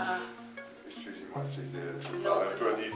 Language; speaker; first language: French; non-native, fluent; English